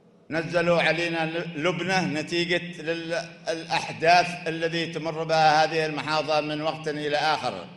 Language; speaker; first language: Arabic; native; Arabic